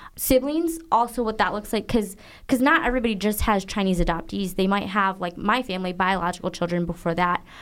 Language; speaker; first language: English; native; English